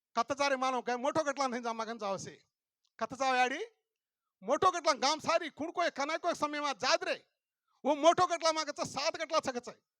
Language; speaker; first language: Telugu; non-native, local second language; Lambadi